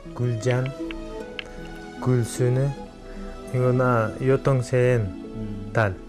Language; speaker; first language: Korean; non-native, learner; Kyrgyz